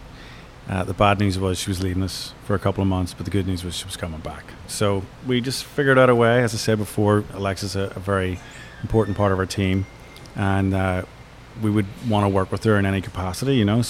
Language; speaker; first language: English; native; English